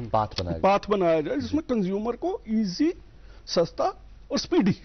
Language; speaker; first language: Hindi; native; Hindi